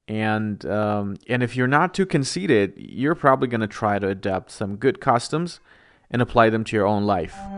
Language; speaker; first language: English; non-native, fluent; Persian